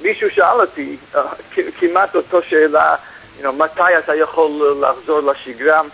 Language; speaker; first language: Hebrew; non-native, fluent; English